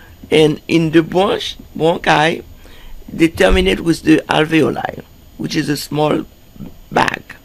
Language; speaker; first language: English; non-native, fluent; Haitian Creole